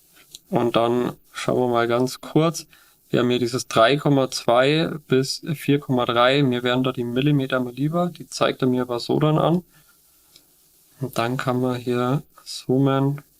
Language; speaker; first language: German; native; German